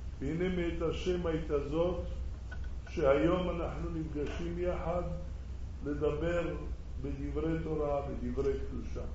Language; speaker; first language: Hebrew; early bilingual, other home language; Arabic